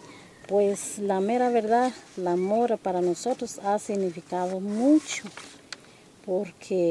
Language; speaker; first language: Spanish; non-native, local second language; Kaqchikel